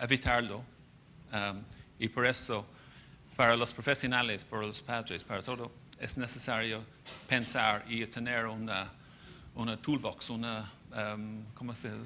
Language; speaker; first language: Spanish; non-native, fluent; English